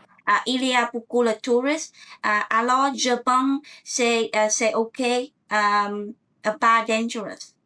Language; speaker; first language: French; non-native, learner; Vietnamese